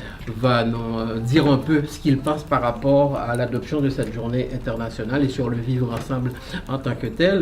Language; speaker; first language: French; native; French